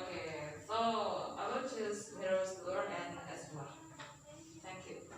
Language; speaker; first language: English; non-native, learner; Indonesian